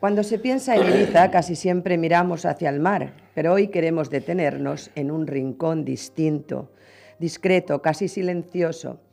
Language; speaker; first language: Spanish; non-native, local second language; Catalan